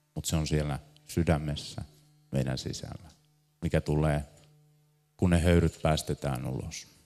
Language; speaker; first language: Finnish; native; Finnish